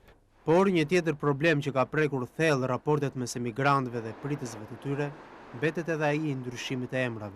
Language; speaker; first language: Albanian; native; Albanian